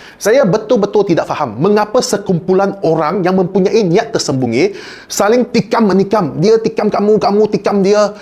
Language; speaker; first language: Malay; non-native, local second language; Chinese